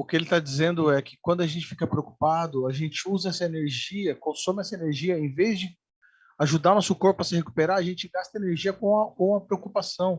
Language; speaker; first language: Portuguese; native; Portuguese